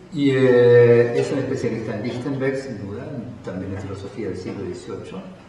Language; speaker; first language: Spanish; native; Spanish